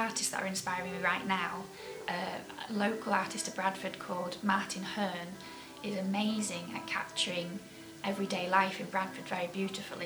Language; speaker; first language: English; native; English